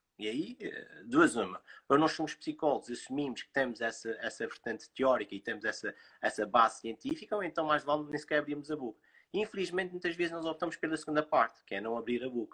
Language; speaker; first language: Portuguese; native; Portuguese